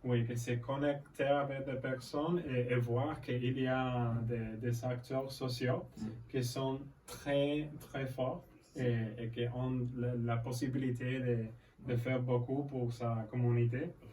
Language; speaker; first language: French; non-native, learner; Spanish